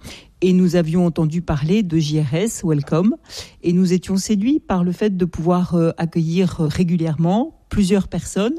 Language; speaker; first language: French; native; French